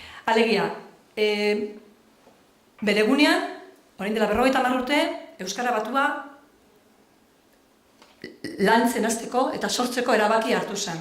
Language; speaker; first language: Basque; native; Basque